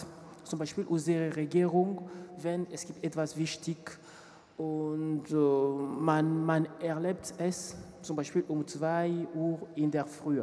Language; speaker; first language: German; non-native, learner; French